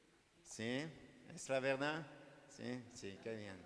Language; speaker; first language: Spanish; non-native, learner; French